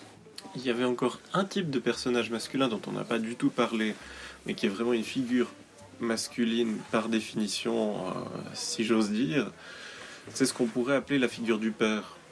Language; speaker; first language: French; native; French